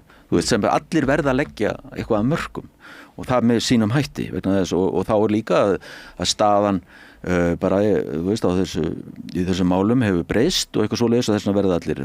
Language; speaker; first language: Icelandic; native; Icelandic